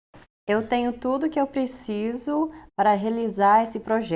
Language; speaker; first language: Portuguese; early bilingual, heritage; Portuguese